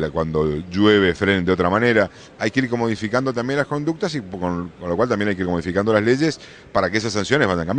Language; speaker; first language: Spanish; native; Spanish